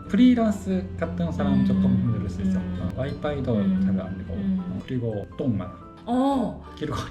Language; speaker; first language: Korean; non-native, learner; Japanese